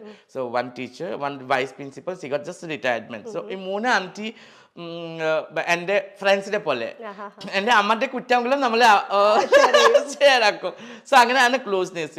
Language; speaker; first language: Malayalam; non-native, learner; Assamese